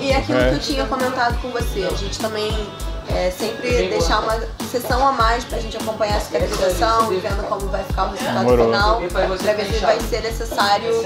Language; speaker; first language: Portuguese; native; Portuguese